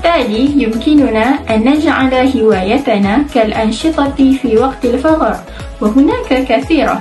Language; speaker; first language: Arabic; non-native, learner; Malay